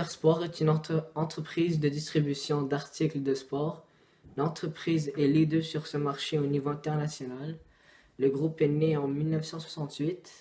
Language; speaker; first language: French; non-native, learner; English